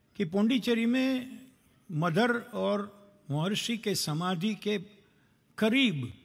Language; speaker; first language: Hindi; non-native, local second language; Gujarati